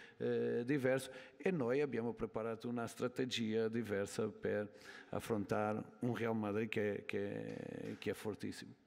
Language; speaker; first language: Italian; non-native, learner; Portuguese